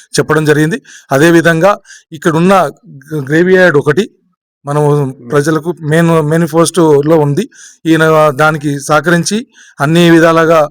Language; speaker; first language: Telugu; native; Telugu